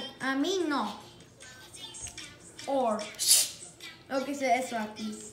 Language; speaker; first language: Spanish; early bilingual, heritage; Spanish